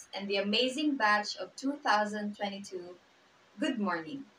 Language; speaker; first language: English; non-native, local second language; Cebuano